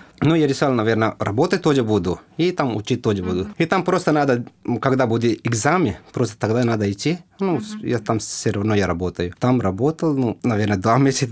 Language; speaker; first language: Russian; non-native, learner; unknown